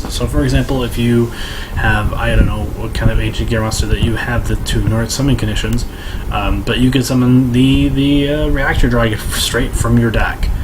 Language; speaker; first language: English; native; English